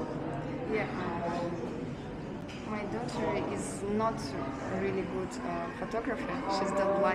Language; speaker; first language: English; non-native, learner; Russian